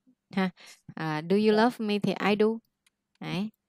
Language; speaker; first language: English; non-native, fluent; Vietnamese